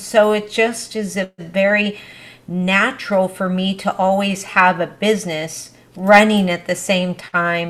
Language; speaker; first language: English; early bilingual, other home language; Spanish